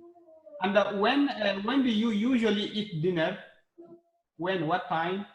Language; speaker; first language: English; non-native, learner; Arabic